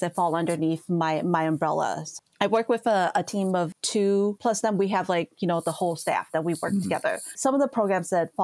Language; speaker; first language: English; native; English